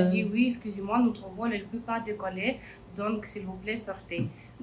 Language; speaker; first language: French; non-native, learner; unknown